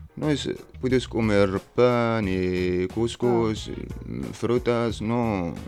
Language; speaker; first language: Spanish; non-native, learner; Berber languages